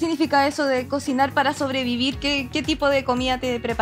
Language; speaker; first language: Spanish; native; Spanish